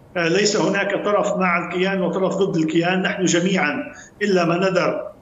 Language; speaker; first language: Arabic; native; Arabic